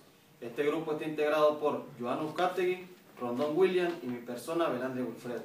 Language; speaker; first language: Spanish; native; Spanish